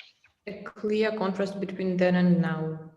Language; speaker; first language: English; non-native, fluent; Russian